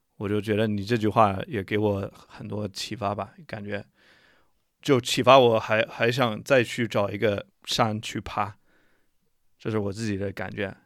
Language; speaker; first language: Chinese; non-native, fluent; English